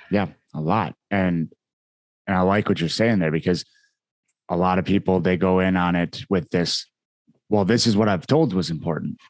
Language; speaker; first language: English; native; English